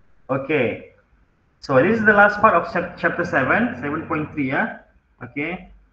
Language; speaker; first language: English; non-native, local second language; Malay